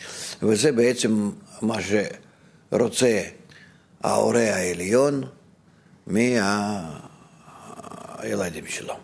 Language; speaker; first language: Hebrew; non-native, fluent; Russian